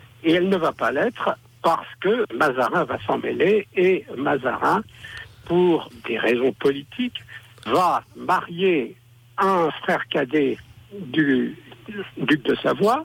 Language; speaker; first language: French; native; French